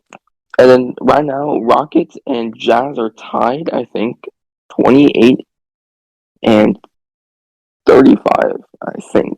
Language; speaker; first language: English; native; English